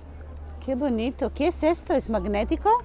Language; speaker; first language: Spanish; non-native, learner; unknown